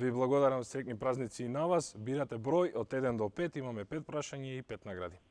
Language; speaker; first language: Macedonian; native; Macedonian